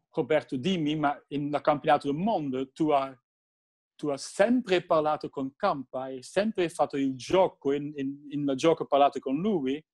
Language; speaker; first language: Italian; non-native, learner; Dutch